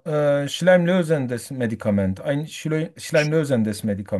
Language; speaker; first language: German; non-native, learner; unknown